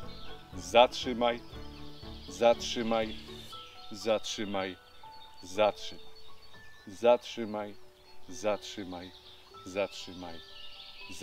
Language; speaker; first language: Polish; native; Polish